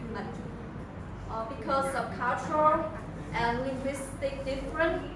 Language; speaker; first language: English; non-native, learner; Vietnamese